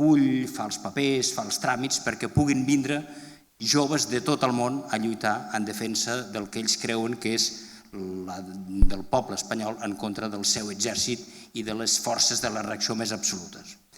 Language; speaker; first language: Catalan; native; Catalan